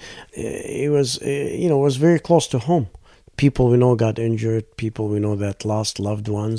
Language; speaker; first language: English; non-native, fluent; Arabic